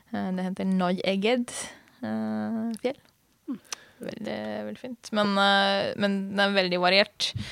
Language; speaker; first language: Norwegian; non-native, fluent; Hungarian